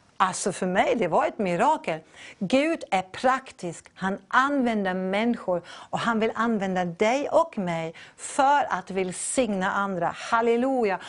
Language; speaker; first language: Swedish; non-native, fluent; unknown